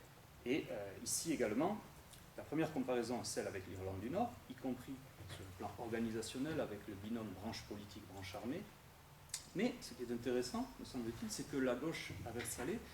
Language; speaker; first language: French; native; French